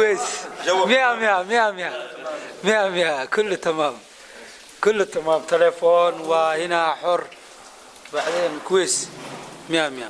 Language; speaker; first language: Arabic; non-native, learner; Somali